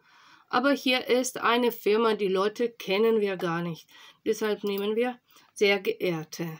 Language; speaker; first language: German; non-native, fluent; Russian